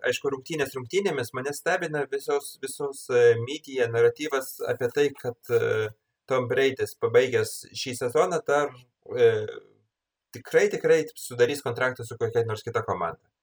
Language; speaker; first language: Lithuanian; native; Lithuanian